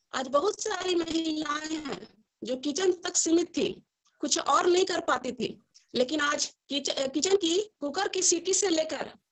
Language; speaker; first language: Hindi; native; Hindi